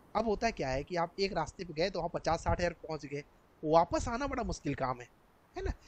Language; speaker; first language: Hindi; native; Hindi